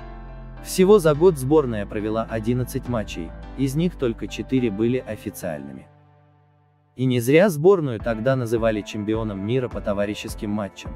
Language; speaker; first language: Russian; native; Russian